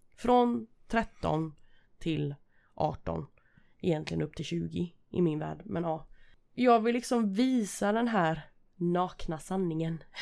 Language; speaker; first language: Swedish; native; Swedish